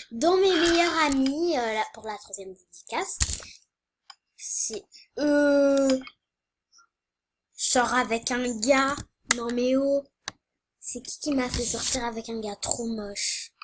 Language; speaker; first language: French; native; French